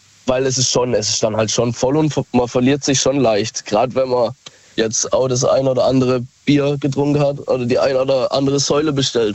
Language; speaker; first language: German; native; German